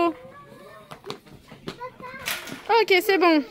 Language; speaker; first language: French; native; French